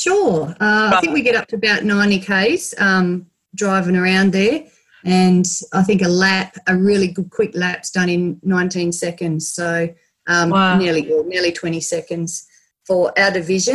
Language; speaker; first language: English; native; English